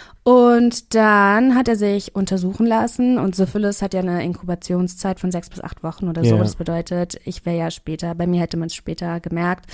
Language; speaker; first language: German; native; German